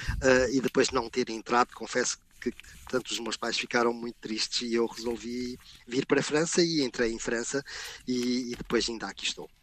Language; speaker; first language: Portuguese; native; Portuguese